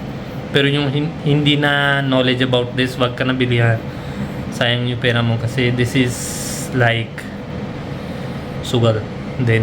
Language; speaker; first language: Filipino; non-native, learner; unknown